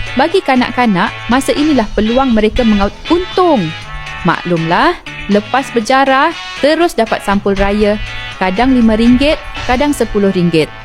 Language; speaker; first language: Malay; native; Malay